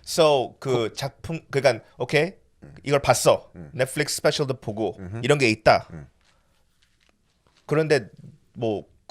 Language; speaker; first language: Korean; early bilingual, heritage; Korean